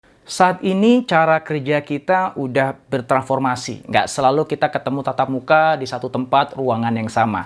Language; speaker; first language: Indonesian; native; Indonesian